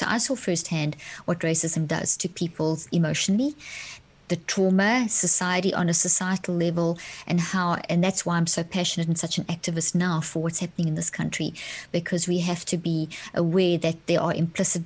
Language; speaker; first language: English; native; English